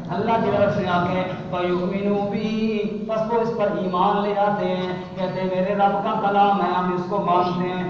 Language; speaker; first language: Urdu; non-native, local second language; Punjabi